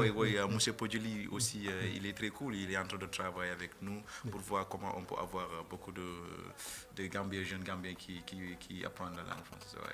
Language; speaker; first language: French; non-native, fluent; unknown